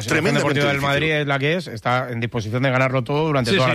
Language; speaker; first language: Spanish; native; Spanish